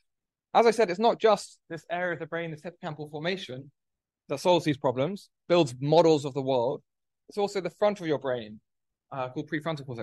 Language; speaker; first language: English; native; English